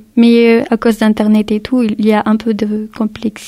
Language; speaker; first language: French; early bilingual, other home language; Arabic